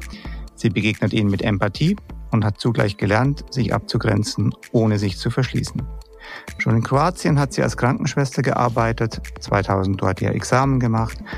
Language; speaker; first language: German; native; German